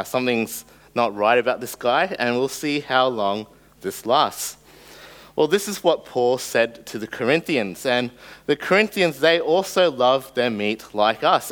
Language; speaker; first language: English; native; English